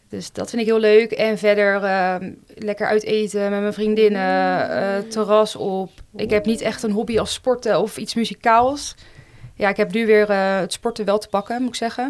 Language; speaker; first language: Dutch; native; Dutch